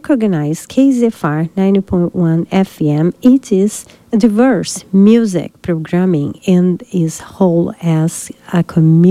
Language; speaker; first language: English; non-native, fluent; Portuguese